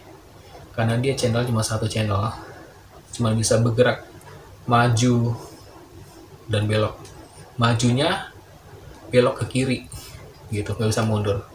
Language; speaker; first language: Indonesian; native; Indonesian